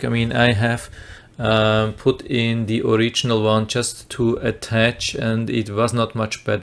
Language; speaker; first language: English; non-native, fluent; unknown